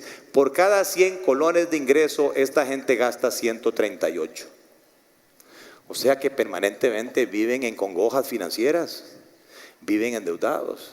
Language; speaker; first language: Spanish; native; Spanish